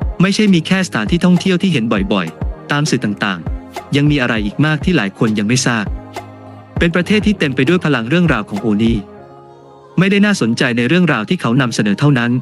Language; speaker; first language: Thai; native; Thai